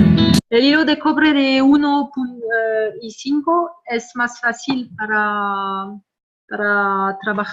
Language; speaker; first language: Spanish; non-native, fluent; French